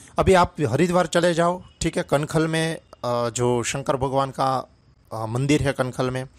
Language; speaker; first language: Hindi; non-native, local second language; Gujarati